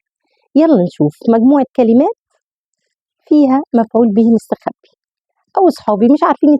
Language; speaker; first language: Arabic; native; Arabic